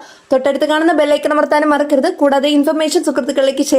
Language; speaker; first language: Malayalam; native; Malayalam